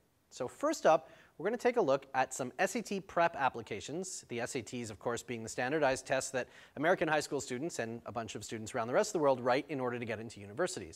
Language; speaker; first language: English; native; English